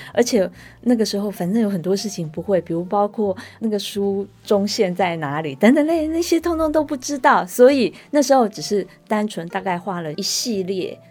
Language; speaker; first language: Chinese; non-native, local second language; Min Nan Chinese